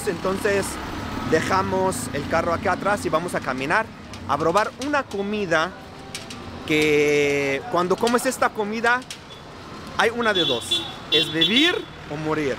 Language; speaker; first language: Spanish; non-native, fluent; Arabic